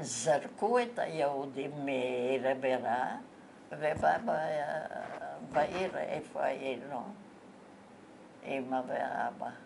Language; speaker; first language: Hebrew; non-native, fluent; Bulgarian